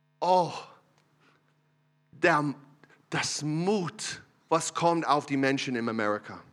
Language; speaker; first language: German; non-native, learner; English